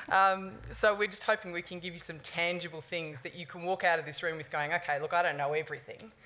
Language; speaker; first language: English; native; English